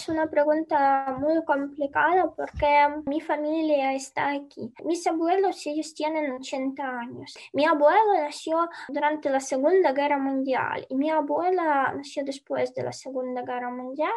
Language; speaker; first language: Spanish; non-native, fluent; Ukrainian